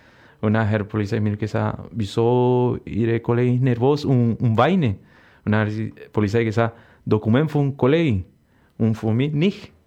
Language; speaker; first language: German; non-native, learner; Spanish